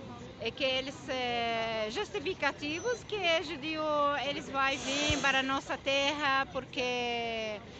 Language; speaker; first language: Portuguese; non-native, learner; Arabic